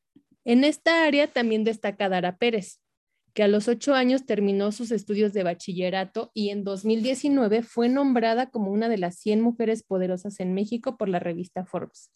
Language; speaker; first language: Spanish; native; Spanish